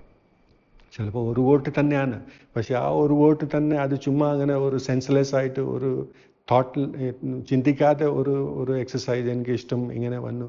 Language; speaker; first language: Malayalam; non-native, fluent; Hindi